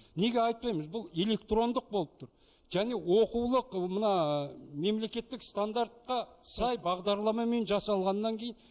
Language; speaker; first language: Kazakh; native; Kazakh